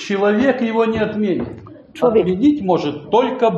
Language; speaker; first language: Polish; non-native, learner; Russian